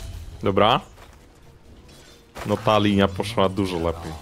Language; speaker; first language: Polish; native; Polish